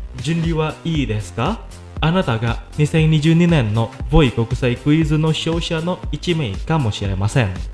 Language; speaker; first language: Japanese; non-native, fluent; Indonesian